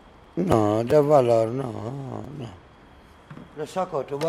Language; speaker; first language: Spanish; non-native, learner; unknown